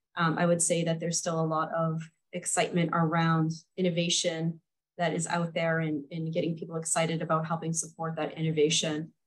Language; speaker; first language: English; native; English